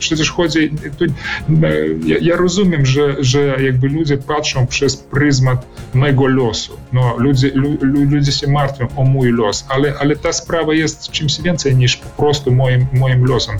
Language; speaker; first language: Polish; early bilingual, heritage; Polish